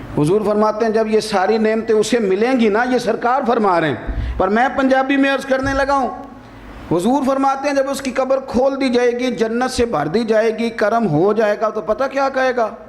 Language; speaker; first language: Urdu; non-native, local second language; Punjabi